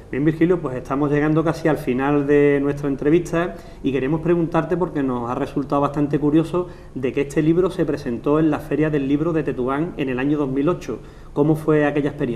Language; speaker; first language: Spanish; native; Spanish